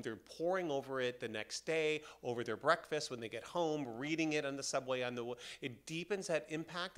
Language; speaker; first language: English; native; English